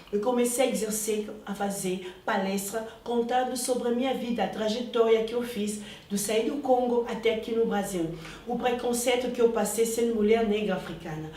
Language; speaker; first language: Portuguese; non-native, fluent; Lingala